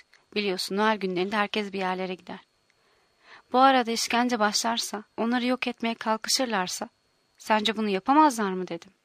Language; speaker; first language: Turkish; native; Turkish